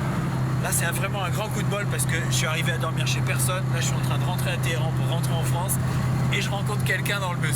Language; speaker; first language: French; native; French